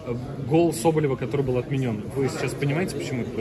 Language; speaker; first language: Russian; native; Russian